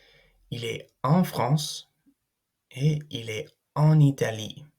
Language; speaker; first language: French; non-native, fluent; English